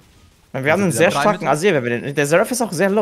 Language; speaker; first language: German; native; German